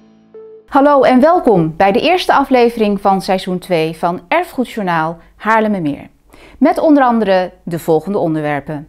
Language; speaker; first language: Dutch; native; Dutch